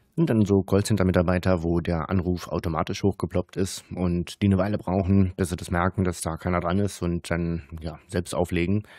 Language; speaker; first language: German; native; German